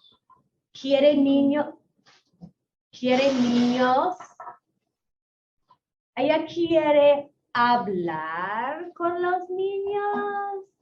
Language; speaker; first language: Spanish; non-native, fluent; English